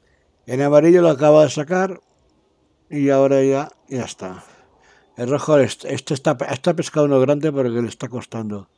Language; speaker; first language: Spanish; native; Spanish